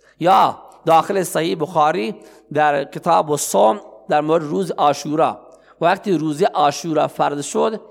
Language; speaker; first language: Persian; non-native, local second language; Baluchi